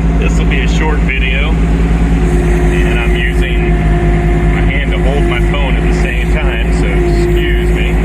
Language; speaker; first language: English; native; English